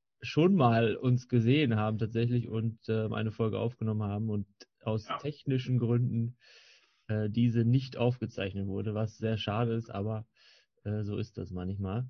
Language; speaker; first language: German; native; German